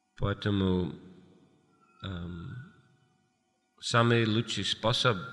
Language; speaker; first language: Russian; non-native, fluent; English